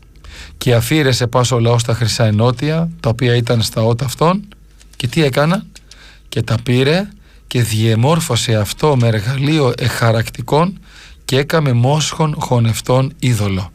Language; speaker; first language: Greek; native; Greek